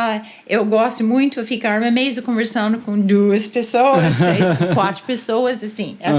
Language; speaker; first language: Portuguese; non-native, fluent; English